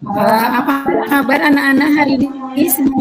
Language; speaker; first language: Indonesian; native; Indonesian